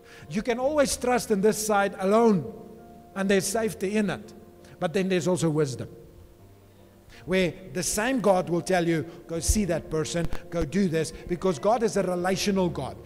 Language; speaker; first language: English; non-native, local second language; Afrikaans